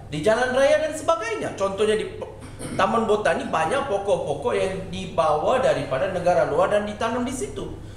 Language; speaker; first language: Malay; non-native, local second language; Tamil